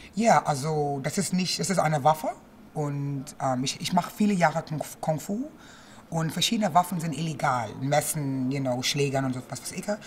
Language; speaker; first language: German; non-native, fluent; English